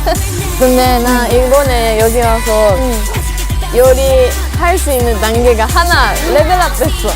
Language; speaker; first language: Korean; non-native, fluent; Japanese